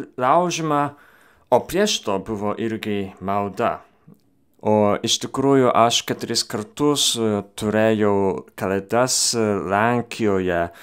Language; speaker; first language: Lithuanian; non-native, learner; Japanese